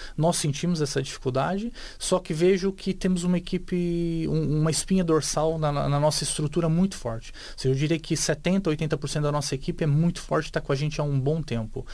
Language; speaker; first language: Portuguese; native; Portuguese